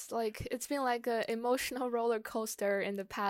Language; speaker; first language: English; non-native, fluent; Chinese